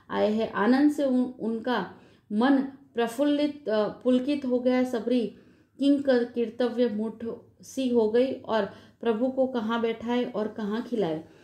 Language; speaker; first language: Hindi; non-native, local second language; Gujarati